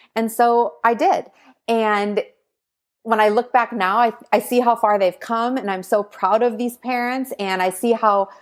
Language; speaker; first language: English; native; English